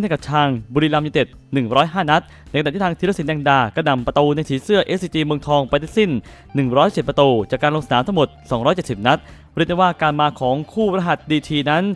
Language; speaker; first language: Thai; native; Thai